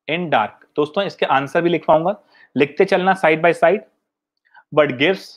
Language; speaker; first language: Hindi; native; Hindi